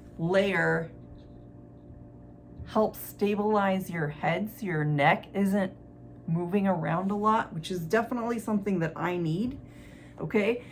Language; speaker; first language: English; native; English